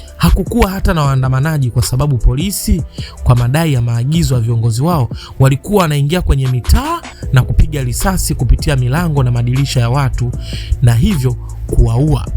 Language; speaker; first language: Swahili; native; Swahili